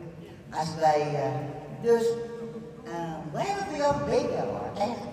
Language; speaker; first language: Dutch; non-native, fluent; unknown